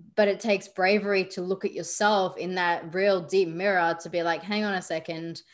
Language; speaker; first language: English; native; English